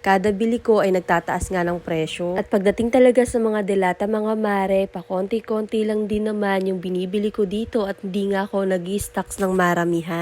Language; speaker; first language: Filipino; native; Filipino